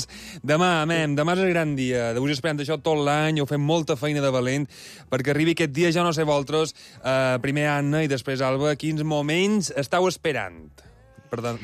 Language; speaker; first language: Catalan; native; Catalan